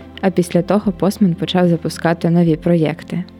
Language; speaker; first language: Ukrainian; native; Ukrainian